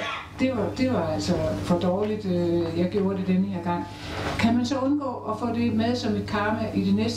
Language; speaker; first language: Danish; native; Danish